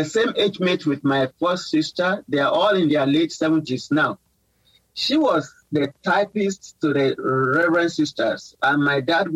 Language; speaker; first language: English; non-native, local second language; Yoruba